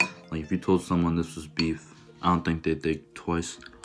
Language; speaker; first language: English; early bilingual, other home language; Japanese